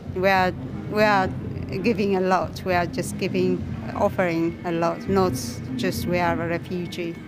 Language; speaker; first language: English; non-native, fluent; Amharic